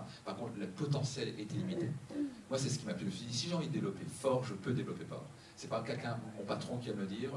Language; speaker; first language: French; native; French